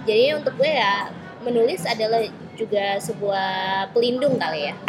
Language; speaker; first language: Indonesian; early bilingual, heritage; Indonesian